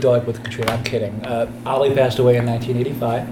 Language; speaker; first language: English; native; English